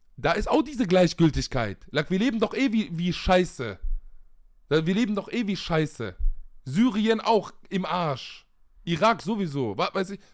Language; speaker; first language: German; early bilingual, other home language; Arabic